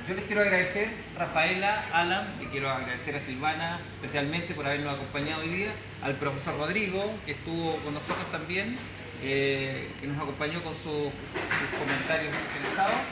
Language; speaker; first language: Spanish; native; Spanish